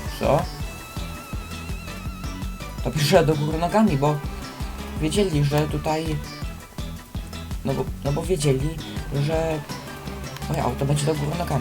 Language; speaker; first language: Polish; native; Polish